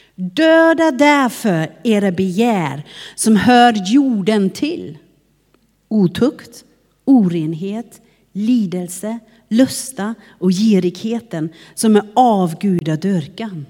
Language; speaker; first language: Swedish; non-native, fluent; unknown